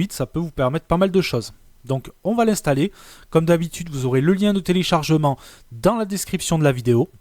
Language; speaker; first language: French; native; French